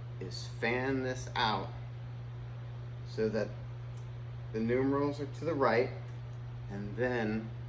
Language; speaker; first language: English; native; English